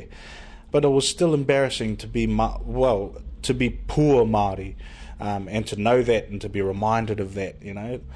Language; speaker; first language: English; native; English